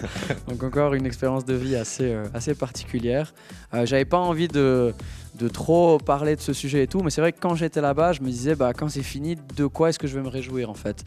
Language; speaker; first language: French; native; French